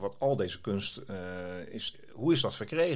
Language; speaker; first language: Dutch; native; Dutch